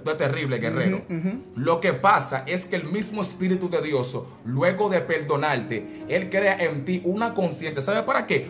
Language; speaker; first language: Spanish; native; Spanish